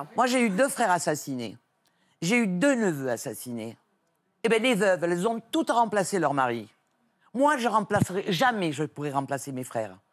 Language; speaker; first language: French; native; French